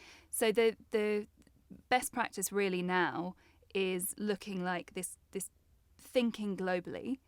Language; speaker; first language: English; native; English